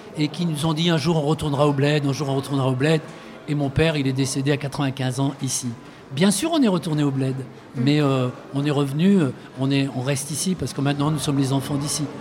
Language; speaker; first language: French; early bilingual, other home language; Arabic